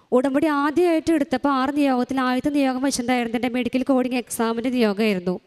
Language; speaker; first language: Malayalam; native; Malayalam